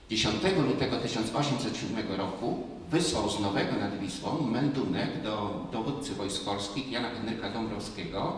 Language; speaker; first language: Polish; native; Polish